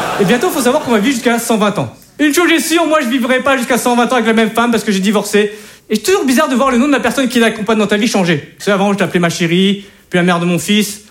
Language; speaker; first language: French; native; French